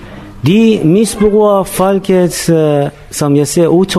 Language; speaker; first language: Danish; non-native, fluent; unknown